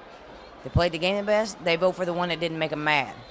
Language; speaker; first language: English; native; English